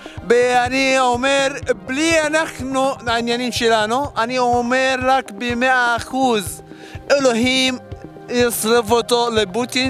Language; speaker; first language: Hebrew; non-native, learner; Arabic